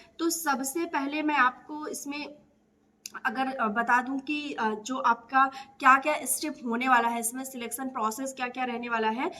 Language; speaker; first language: Hindi; native; Hindi